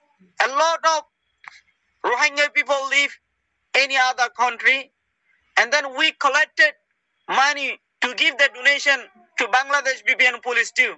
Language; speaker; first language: English; non-native, learner; Rohingya